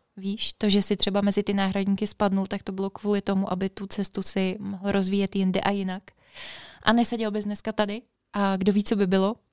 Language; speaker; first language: Czech; native; Czech